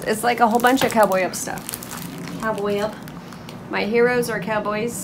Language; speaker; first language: English; native; English